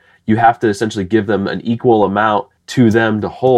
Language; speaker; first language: English; native; English